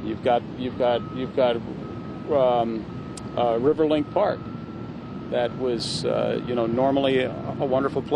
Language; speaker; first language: English; native; English